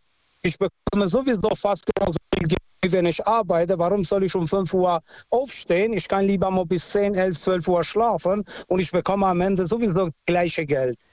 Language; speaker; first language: German; non-native, local second language; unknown